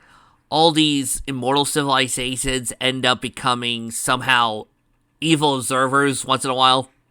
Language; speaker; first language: English; native; English